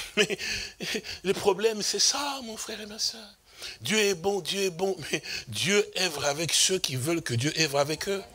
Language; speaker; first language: French; non-native, local second language; Lingala